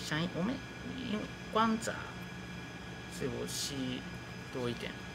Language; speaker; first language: Chinese; non-native, learner; Japanese